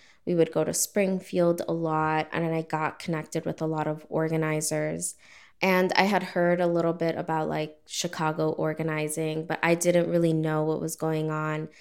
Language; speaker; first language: English; early bilingual, other home language; Spanish